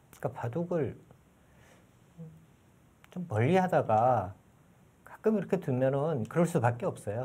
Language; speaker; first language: Korean; native; Korean